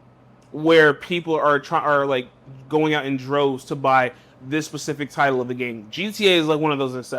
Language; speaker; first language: English; native; English